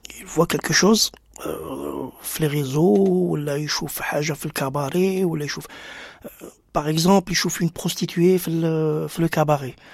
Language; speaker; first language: French; non-native, local second language; Arabic